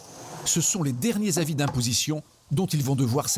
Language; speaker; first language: French; native; French